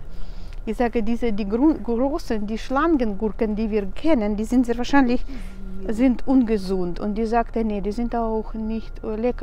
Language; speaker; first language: German; non-native, fluent; Russian